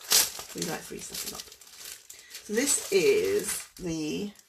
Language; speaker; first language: English; native; English